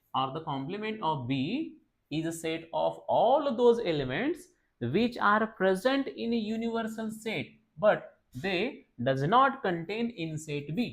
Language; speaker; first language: English; non-native, local second language; Marathi